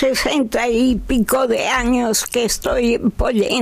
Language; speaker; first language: Spanish; non-native, local second language; Catalan